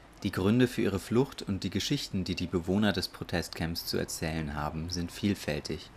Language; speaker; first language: German; native; German